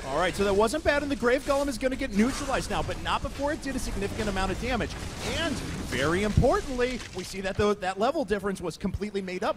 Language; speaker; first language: English; native; English